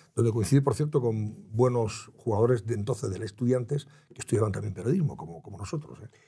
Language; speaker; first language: Spanish; native; Spanish